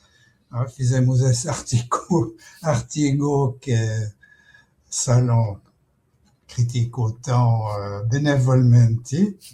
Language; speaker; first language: Portuguese; non-native, fluent; French